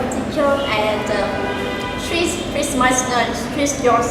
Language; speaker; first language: English; non-native, learner; Vietnamese